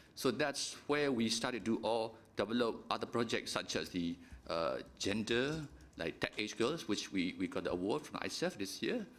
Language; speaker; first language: English; non-native, fluent; Burmese